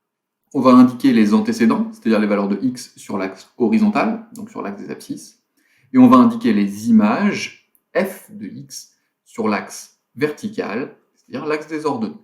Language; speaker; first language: French; native; French